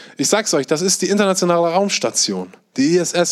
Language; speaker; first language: German; native; German